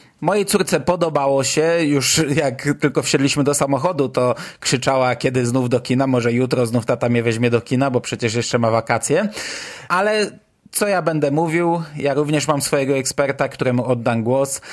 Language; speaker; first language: Polish; native; Polish